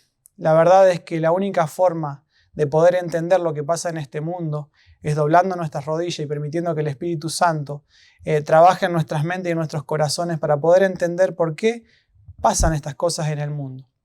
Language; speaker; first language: Spanish; native; Spanish